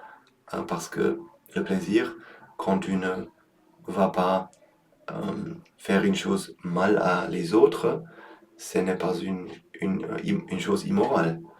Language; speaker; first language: French; non-native, learner; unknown